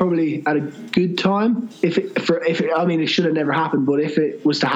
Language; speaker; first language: English; native; English